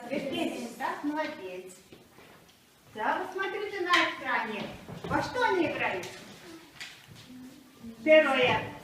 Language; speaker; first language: Russian; non-native, fluent; Mongolian